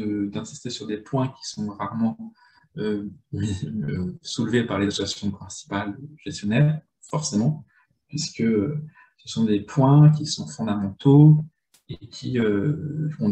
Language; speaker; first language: French; native; French